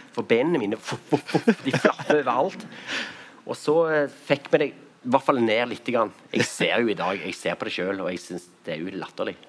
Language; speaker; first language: Norwegian; native; Norwegian